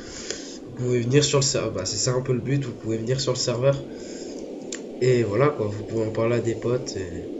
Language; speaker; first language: French; native; French